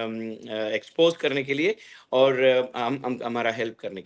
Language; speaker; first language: Hindi; non-native, local second language; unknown